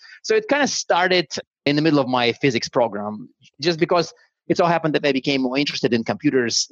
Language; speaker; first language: English; non-native, fluent; Russian